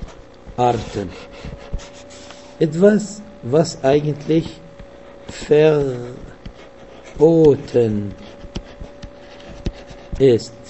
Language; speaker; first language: German; non-native, fluent; Arabic